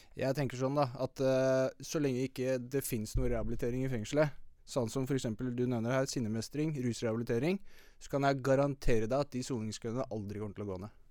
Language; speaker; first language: Norwegian; native; Norwegian